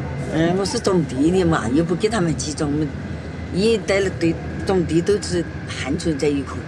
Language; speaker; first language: Chinese; native; Chinese